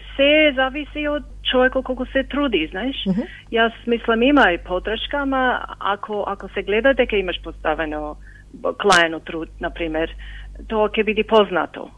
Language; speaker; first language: Macedonian; early bilingual, heritage; Macedonian